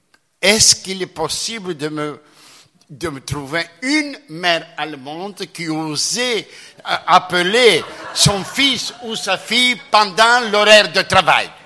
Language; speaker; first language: French; non-native, fluent; Greek